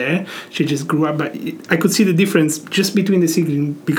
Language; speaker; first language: English; non-native, fluent; Italian